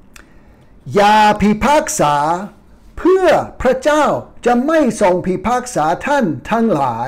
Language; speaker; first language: Thai; non-native, fluent; English